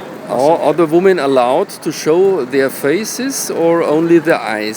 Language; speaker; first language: English; non-native, learner; German